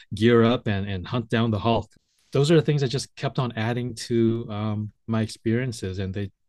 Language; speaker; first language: English; native; English